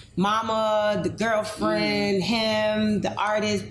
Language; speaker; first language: English; native; English